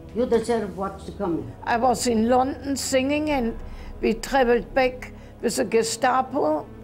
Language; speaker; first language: English; non-native, learner; German